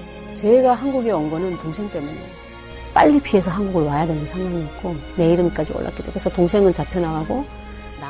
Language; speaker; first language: Korean; native; Korean